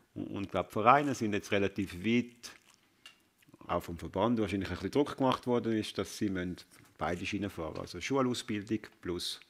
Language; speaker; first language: German; native; German